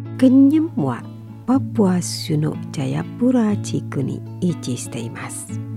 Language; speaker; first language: Japanese; non-native, fluent; Indonesian